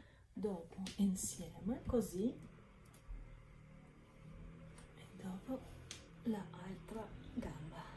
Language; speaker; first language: Italian; non-native, learner; Russian